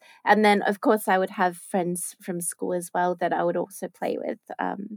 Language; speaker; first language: English; native; English